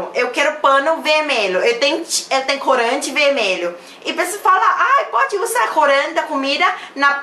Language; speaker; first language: Portuguese; non-native, learner; Thai